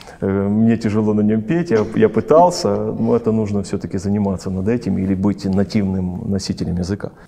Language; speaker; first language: Russian; non-native, local second language; Ukrainian